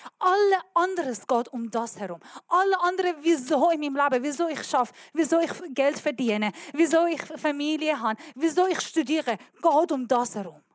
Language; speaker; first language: German; non-native, learner; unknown